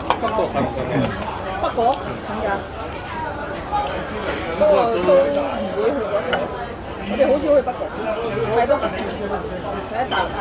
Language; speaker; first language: Korean; native; Korean